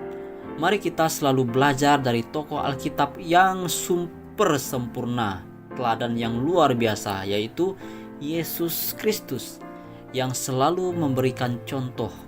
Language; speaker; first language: Indonesian; native; Indonesian